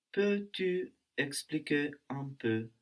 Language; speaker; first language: French; non-native, learner; Spanish